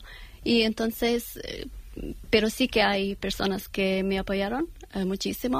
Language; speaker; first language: Spanish; non-native, learner; Persian